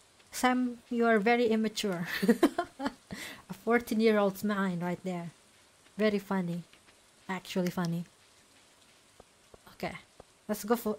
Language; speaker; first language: English; non-native, fluent; Indonesian